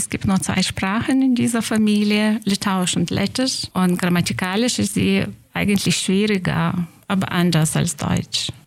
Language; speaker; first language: German; non-native, fluent; Lithuanian